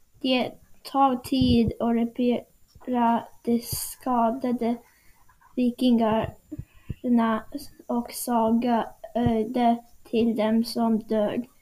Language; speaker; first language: Swedish; non-native, learner; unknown